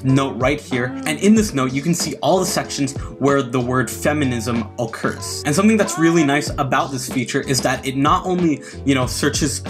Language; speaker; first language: English; native; English